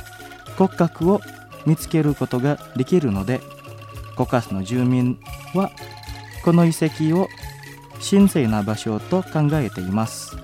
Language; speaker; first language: Japanese; non-native, fluent; Indonesian